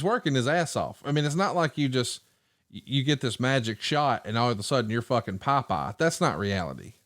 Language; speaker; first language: English; native; English